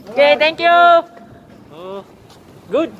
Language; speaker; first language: English; non-native, learner; Filipino